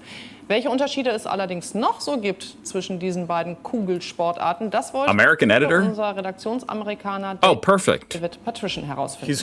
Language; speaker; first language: German; native; German